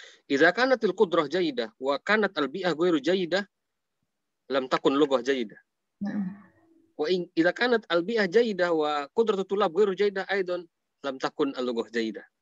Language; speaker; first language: Arabic; non-native, fluent; Indonesian